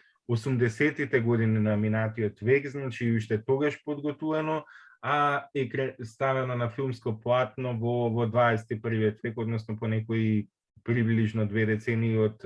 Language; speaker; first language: Macedonian; native; Macedonian